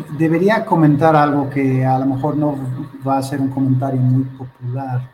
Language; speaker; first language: Spanish; non-native, fluent; Hebrew